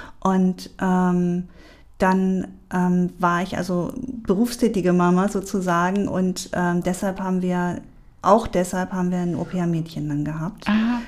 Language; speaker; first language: German; native; German